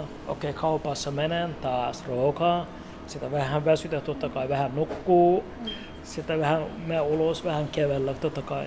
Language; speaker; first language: Finnish; non-native, learner; Turkish